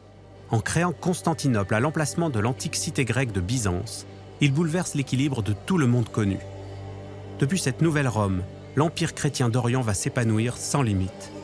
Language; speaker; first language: French; native; French